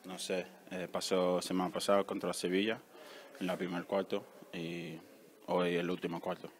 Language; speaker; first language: Spanish; non-native, learner; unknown